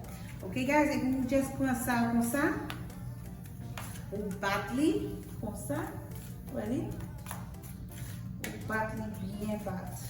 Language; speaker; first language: French; non-native, learner; Haitian Creole